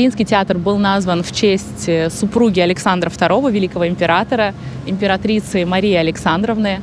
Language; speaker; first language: Russian; native; Russian